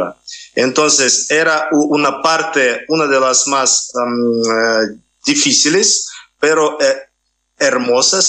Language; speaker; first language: Spanish; non-native, fluent; Russian